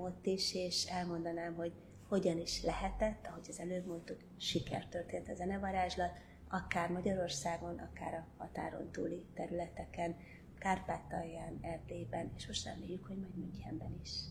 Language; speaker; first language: Hungarian; native; Hungarian